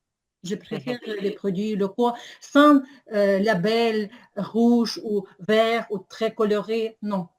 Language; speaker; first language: French; non-native, learner; Ukrainian